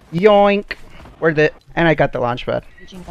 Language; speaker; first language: English; native; English